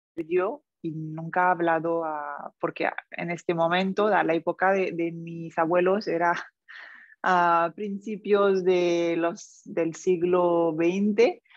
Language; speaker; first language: Spanish; non-native, fluent; French